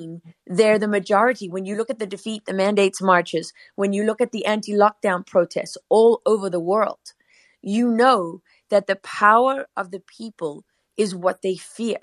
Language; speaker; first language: English; native; English